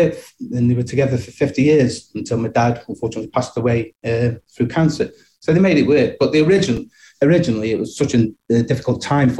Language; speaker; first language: English; native; English